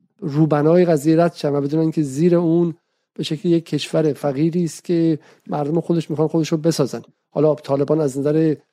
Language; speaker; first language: Persian; native; Persian